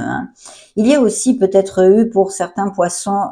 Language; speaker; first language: French; native; French